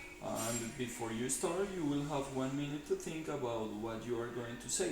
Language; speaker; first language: English; non-native, learner; Spanish